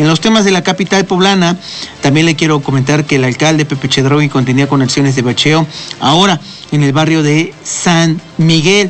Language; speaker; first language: Spanish; native; Spanish